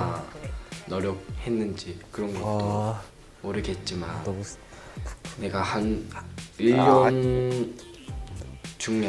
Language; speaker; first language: Korean; non-native, learner; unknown